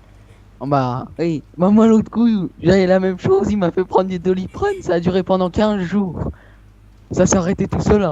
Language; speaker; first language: French; native; French